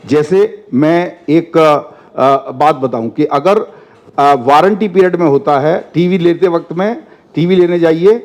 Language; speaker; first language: Hindi; non-native, local second language; Telugu